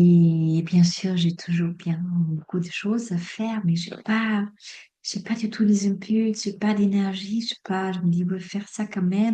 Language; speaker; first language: French; non-native, fluent; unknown